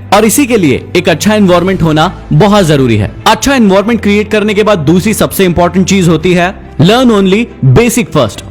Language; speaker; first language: Hindi; native; Hindi